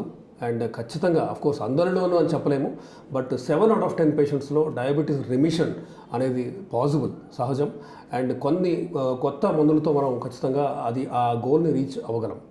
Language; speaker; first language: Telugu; native; Telugu